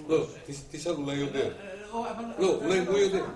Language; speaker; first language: Hebrew; non-native, learner; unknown